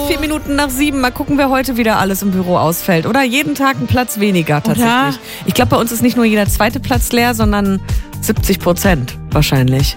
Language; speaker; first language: German; native; German